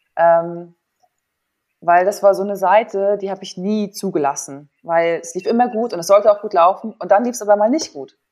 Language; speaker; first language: German; native; German